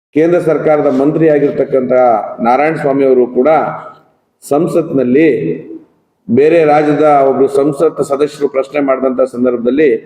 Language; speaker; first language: Kannada; native; Kannada